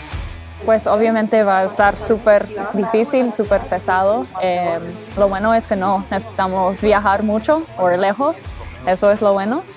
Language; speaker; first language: Spanish; early bilingual, heritage; English